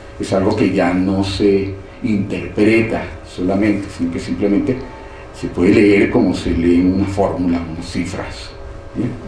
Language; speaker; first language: Spanish; native; Spanish